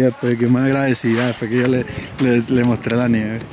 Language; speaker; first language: Spanish; native; Spanish